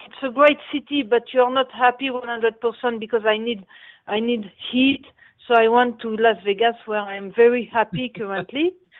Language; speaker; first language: English; non-native, fluent; French